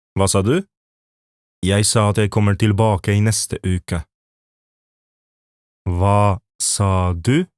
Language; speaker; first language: Norwegian; non-native, fluent; Polish